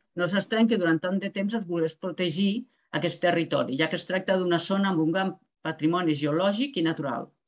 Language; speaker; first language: Catalan; non-native, local second language; Spanish